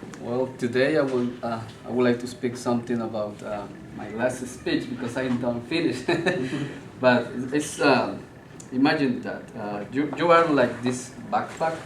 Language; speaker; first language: English; non-native, learner; Spanish